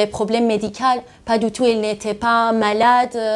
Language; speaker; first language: French; non-native, learner; Persian